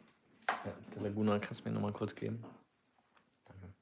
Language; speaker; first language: German; native; German